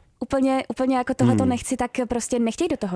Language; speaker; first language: Czech; native; Czech